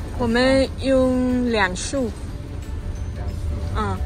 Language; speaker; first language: Chinese; non-native, learner; Vietnamese